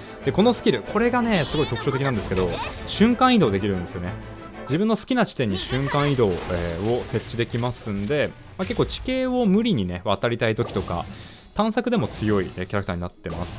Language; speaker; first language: Japanese; native; Japanese